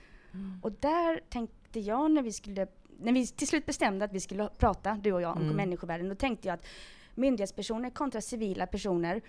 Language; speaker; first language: Swedish; native; Swedish